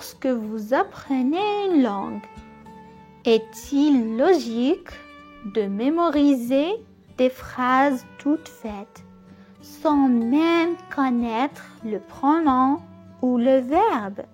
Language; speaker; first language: French; non-native, local second language; Arabic